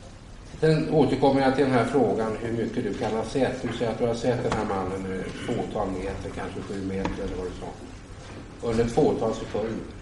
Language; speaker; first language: Swedish; native; Swedish